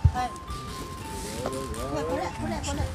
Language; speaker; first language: Japanese; native; Japanese